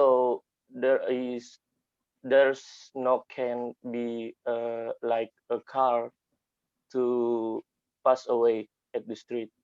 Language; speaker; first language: English; non-native, learner; Indonesian